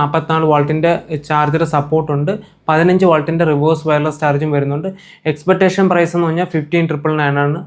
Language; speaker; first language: Malayalam; native; Malayalam